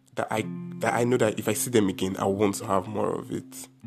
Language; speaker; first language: English; non-native, local second language; Igbo